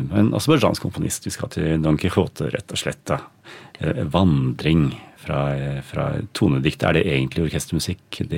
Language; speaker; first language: Norwegian; native; Norwegian